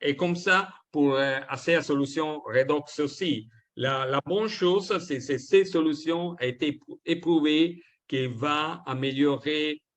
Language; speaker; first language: French; non-native, learner; Italian